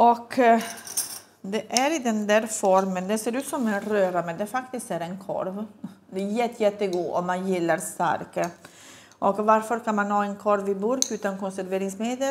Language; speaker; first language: Swedish; non-native, fluent; Italian